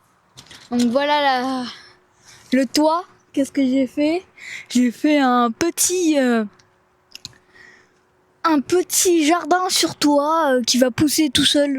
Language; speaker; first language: French; native; French